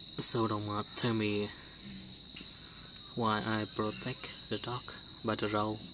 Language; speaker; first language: English; non-native, learner; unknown